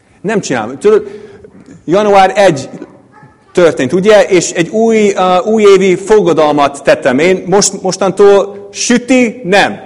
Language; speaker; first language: Hungarian; non-native, fluent; English